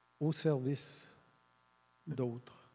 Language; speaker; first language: French; non-native, fluent; English